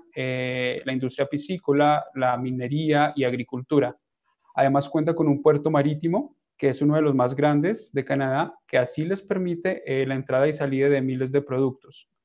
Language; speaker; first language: Spanish; native; Spanish